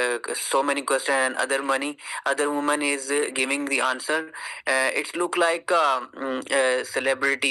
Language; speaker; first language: English; non-native, learner; Urdu